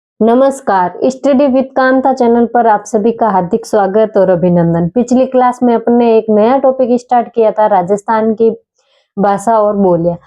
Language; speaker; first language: Hindi; native; Hindi